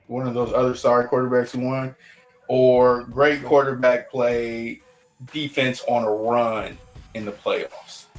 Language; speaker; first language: English; native; English